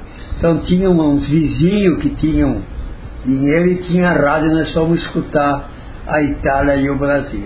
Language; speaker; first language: Portuguese; non-native, local second language; Friulian